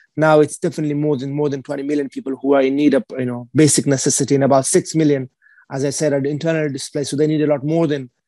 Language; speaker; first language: English; non-native, fluent; Persian